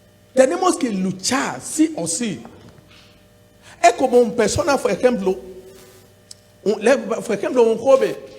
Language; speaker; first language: Spanish; non-native, learner; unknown